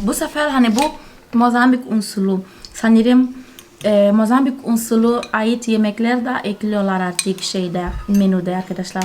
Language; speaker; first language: Turkish; non-native, fluent; Portuguese